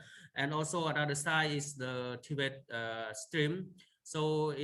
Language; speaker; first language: English; non-native, learner; Khmer